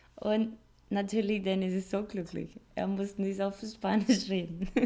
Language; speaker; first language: German; non-native, learner; Spanish